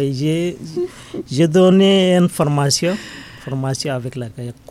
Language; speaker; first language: French; non-native, learner; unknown